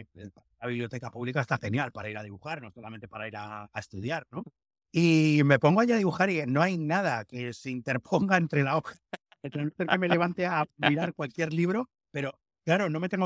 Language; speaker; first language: Spanish; native; Spanish